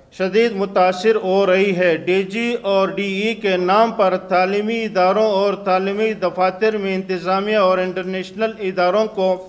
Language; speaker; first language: Urdu; non-native, local second language; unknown